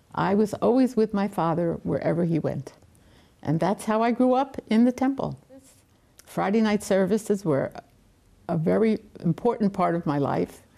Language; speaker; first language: English; native; English